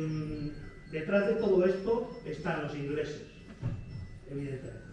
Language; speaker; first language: Spanish; native; Spanish